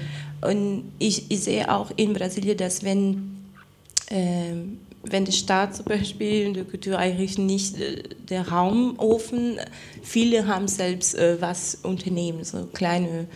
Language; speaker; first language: German; non-native, fluent; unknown